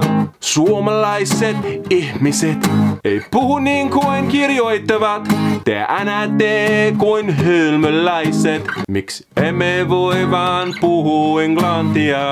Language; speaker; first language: Finnish; non-native, learner; English